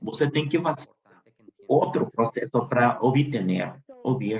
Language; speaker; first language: Portuguese; non-native, fluent; Spanish